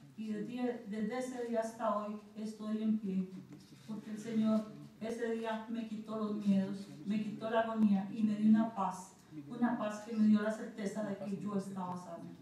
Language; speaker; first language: Spanish; native; Spanish